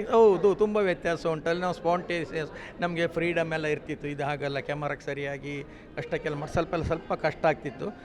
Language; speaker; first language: Kannada; non-native, local second language; Konkani